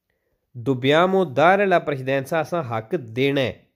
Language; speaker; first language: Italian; non-native, learner; Punjabi